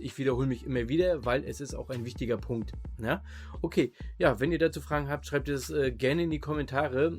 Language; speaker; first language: German; native; German